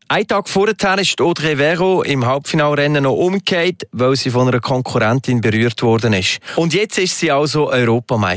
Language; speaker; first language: German; native; German